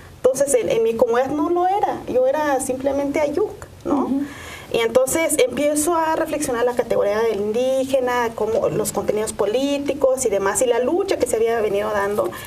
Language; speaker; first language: Spanish; non-native, local second language; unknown